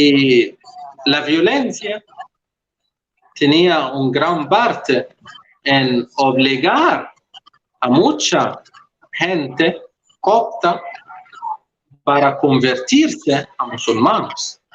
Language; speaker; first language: Spanish; non-native, local second language; Arabic